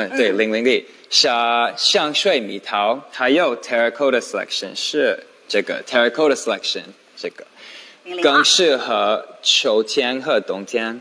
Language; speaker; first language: Chinese; non-native, learner; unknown